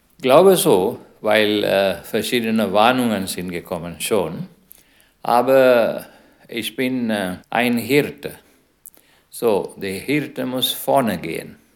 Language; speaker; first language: German; non-native, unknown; Sinhala